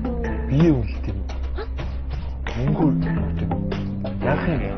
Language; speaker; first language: Mongolian; non-native, learner; Korean